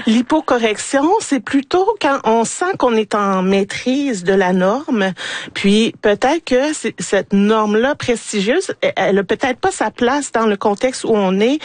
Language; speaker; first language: French; native; French